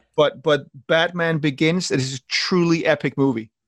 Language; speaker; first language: English; non-native, fluent; Danish